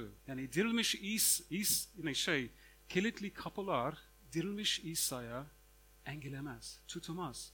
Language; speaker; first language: Turkish; non-native, fluent; English